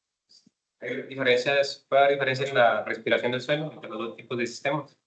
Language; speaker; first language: Spanish; native; Spanish